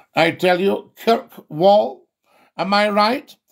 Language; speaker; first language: English; native; English